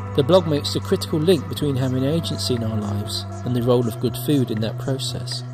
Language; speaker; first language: English; native; English